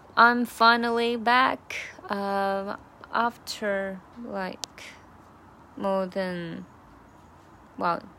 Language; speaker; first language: English; non-native, fluent; Chinese